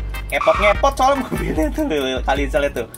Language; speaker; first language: Indonesian; native; Indonesian